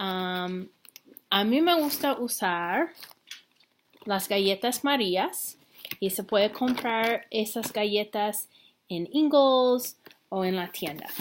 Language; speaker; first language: Spanish; non-native, fluent; English